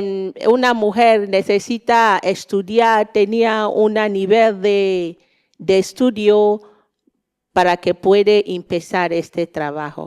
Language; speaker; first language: Spanish; non-native, learner; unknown